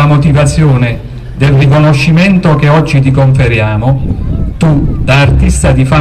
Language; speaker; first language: Italian; native; Italian